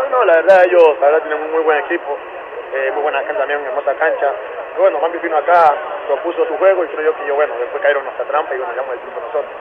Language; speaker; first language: Spanish; native; Spanish